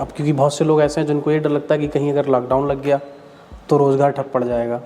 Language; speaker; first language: Hindi; native; Hindi